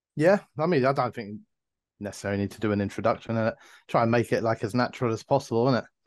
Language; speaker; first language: English; native; English